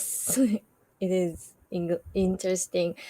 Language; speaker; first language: English; non-native, learner; Japanese